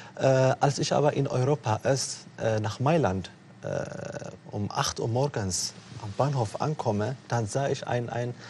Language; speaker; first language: German; non-native, fluent; Tigrinya